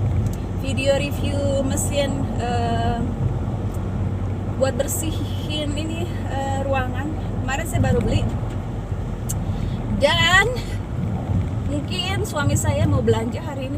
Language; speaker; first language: Indonesian; native; Indonesian